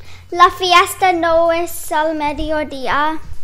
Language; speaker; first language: Spanish; non-native, learner; English